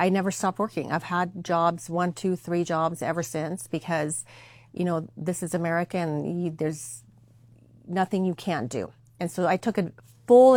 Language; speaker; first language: English; early bilingual, other home language; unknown